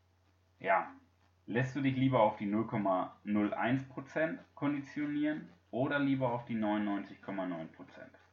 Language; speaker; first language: German; native; German